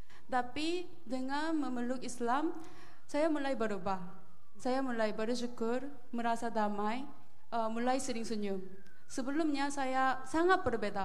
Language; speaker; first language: Indonesian; non-native, learner; Korean